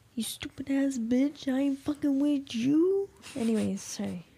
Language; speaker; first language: English; native; English